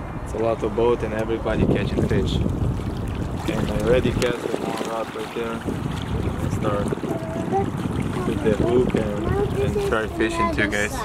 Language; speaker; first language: English; non-native, learner; Ukrainian